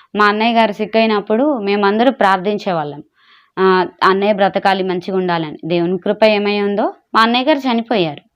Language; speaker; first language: Telugu; non-native, local second language; Urdu